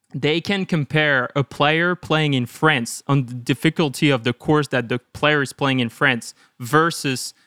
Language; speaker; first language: English; non-native, fluent; French